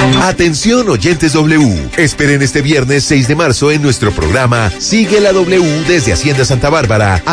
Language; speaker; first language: Spanish; native; Spanish